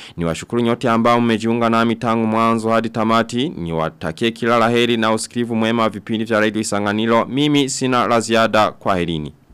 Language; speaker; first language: Swahili; non-native, local second language; Rundi